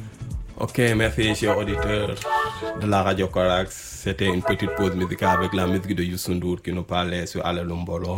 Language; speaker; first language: French; non-native, local second language; Wolof